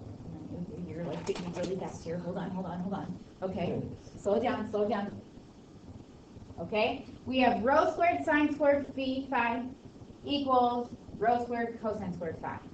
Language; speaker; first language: English; native; English